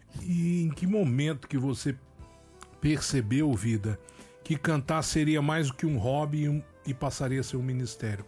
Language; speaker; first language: Portuguese; native; Portuguese